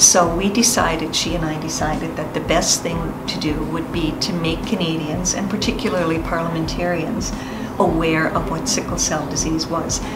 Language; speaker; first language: English; native; English